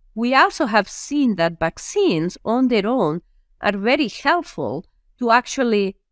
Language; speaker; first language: English; non-native, fluent; Spanish